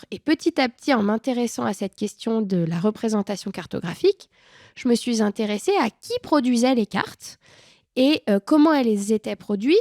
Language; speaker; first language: French; native; French